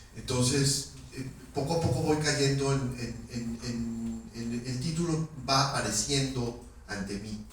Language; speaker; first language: Spanish; native; Spanish